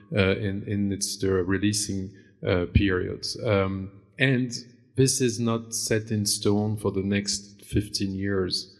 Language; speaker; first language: English; non-native, fluent; German